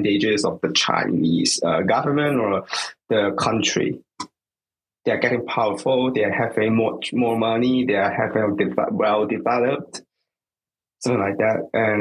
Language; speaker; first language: English; non-native, local second language; Cantonese